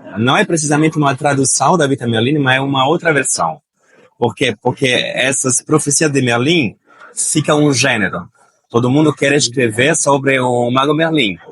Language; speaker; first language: Portuguese; non-native, fluent; Italian